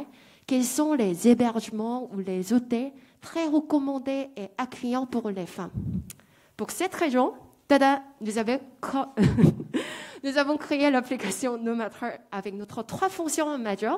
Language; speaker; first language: French; non-native, fluent; Korean